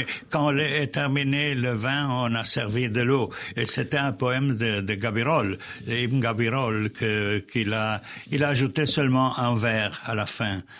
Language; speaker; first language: French; non-native, fluent; Spanish